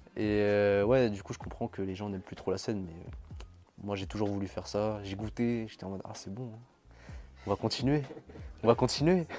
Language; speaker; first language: French; non-native, local second language; Malagasy